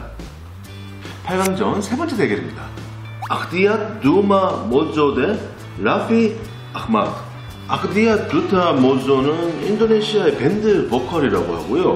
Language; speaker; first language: Korean; native; Korean